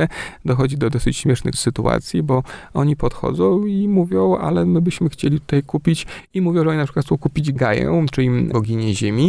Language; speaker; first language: Polish; native; Polish